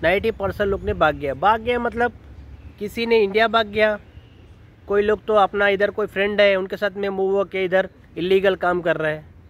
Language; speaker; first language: Hindi; non-native, local second language; Telugu